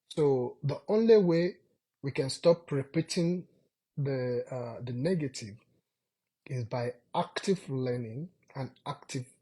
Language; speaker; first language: English; non-native, local second language; Yoruba